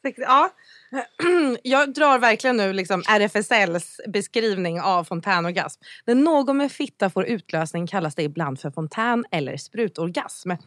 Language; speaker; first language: Swedish; native; Swedish